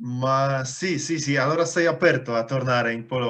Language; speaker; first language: Italian; non-native, fluent; Polish